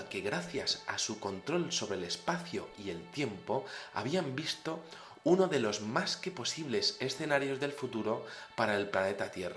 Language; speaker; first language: Spanish; native; Spanish